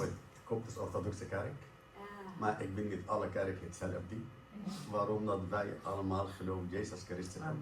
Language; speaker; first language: Dutch; non-native, learner; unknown